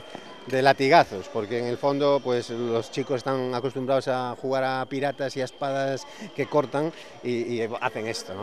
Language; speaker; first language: Spanish; native; Spanish